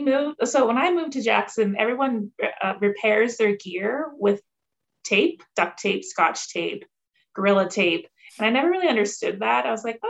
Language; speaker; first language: English; native; English